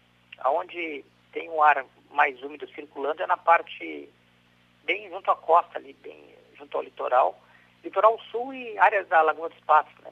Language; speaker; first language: Portuguese; native; Portuguese